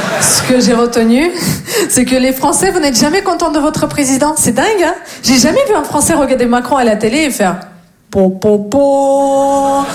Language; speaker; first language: French; non-native, fluent; Russian